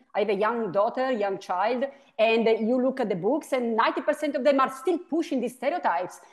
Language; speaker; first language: English; non-native, fluent; Italian